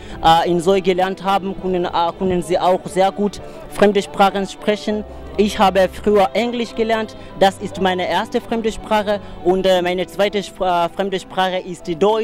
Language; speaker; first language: German; non-native, fluent; Swahili